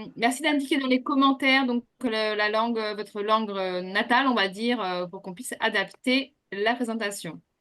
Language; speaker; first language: French; native; French